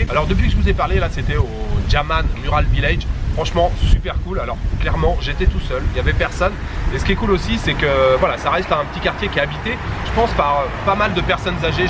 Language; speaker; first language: French; native; French